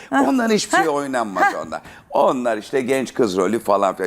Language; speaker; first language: Turkish; native; Turkish